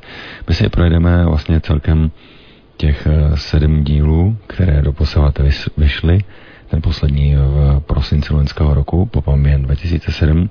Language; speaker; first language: Czech; native; Czech